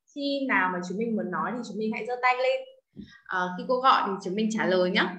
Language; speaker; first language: Vietnamese; native; Vietnamese